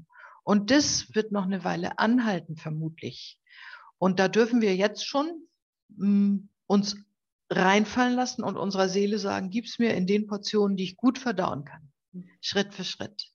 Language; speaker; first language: German; native; German